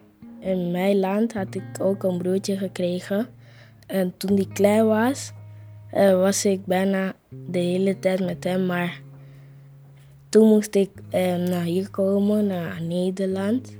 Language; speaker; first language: Dutch; early bilingual, other home language; Spanish